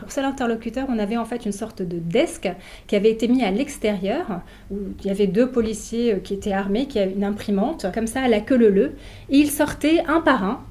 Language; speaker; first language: French; native; French